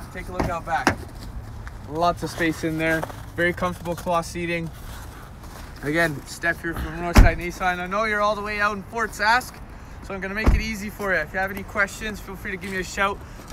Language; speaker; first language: English; native; English